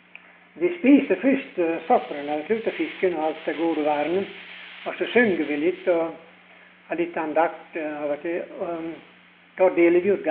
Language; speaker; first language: Norwegian; early bilingual, heritage; Norwegian